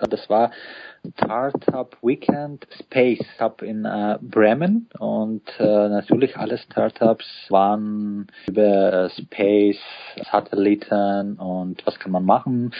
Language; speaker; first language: German; non-native, fluent; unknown